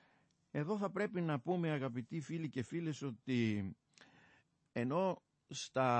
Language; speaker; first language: Greek; native; Greek